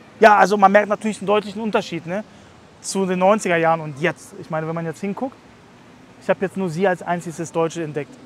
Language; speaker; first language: German; early bilingual, other home language; Russian